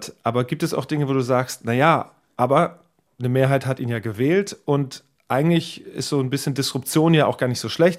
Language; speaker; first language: German; native; German